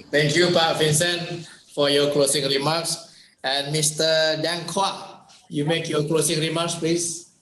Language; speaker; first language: English; non-native, fluent; Indonesian